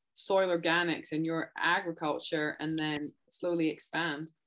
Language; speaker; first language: English; native; English